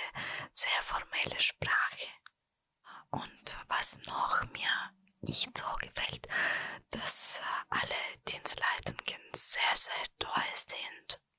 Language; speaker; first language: German; non-native, fluent; Russian